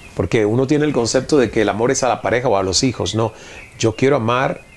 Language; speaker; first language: Spanish; native; Spanish